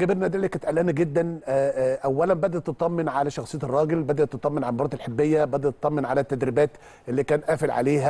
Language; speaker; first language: Arabic; native; Arabic